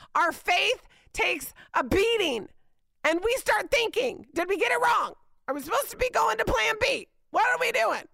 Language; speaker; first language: English; native; English